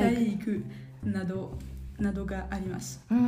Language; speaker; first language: Japanese; non-native, learner; French